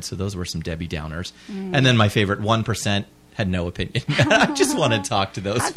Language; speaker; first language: English; native; English